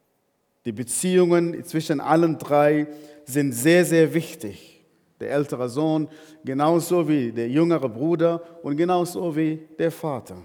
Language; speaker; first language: German; non-native, fluent; Arabic